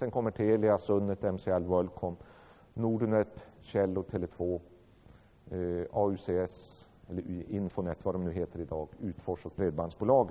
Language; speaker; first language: Swedish; native; Swedish